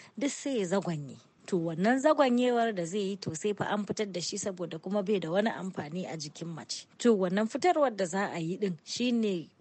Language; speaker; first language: Hausa; native; Hausa